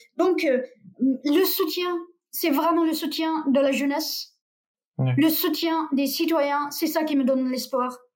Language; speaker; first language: French; non-native, fluent; Uyghur